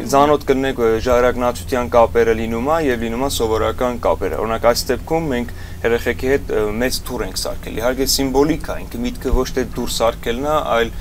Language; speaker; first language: Armenian; early bilingual, heritage; Armenian